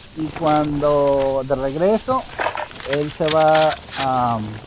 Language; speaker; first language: Spanish; native; Spanish